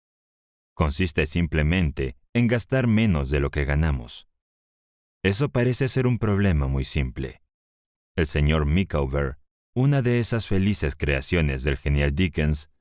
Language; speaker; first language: Spanish; native; Spanish